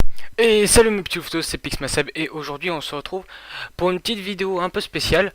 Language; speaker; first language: French; native; French